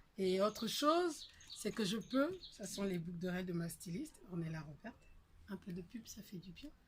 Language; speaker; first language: French; non-native, local second language; Lingala